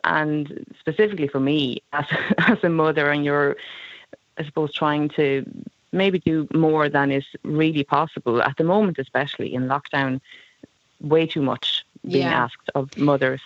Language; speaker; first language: English; non-native, fluent; Swedish